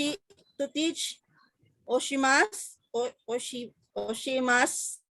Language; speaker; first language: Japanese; non-native, learner; Filipino